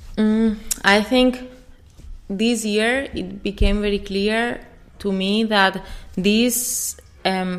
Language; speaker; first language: English; non-native, fluent; Spanish